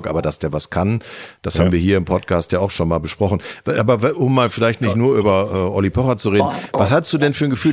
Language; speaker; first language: German; native; German